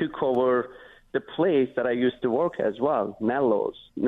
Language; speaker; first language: English; non-native, fluent; Turkish